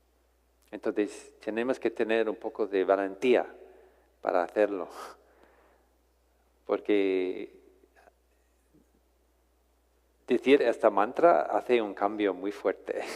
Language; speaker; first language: Spanish; non-native, fluent; English